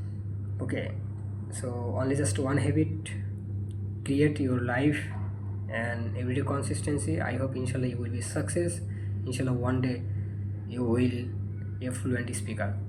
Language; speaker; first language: English; non-native, learner; Bangla